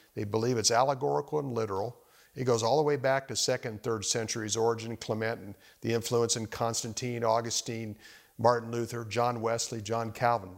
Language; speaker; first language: English; native; English